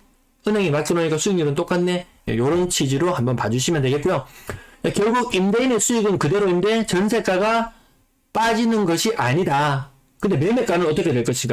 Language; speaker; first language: Korean; native; Korean